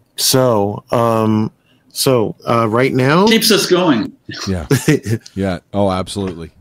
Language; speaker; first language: English; native; English